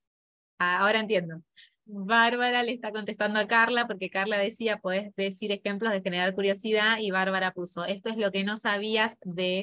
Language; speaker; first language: Spanish; native; Spanish